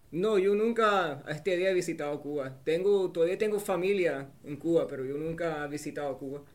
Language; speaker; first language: Spanish; early bilingual, heritage; Spanish